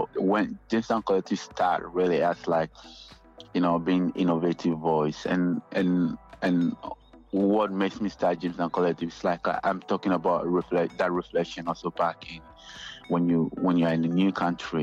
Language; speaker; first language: English; non-native, local second language; Ga